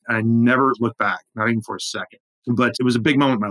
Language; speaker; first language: English; native; English